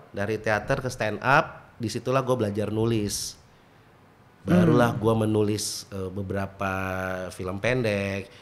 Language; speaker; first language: Indonesian; native; Indonesian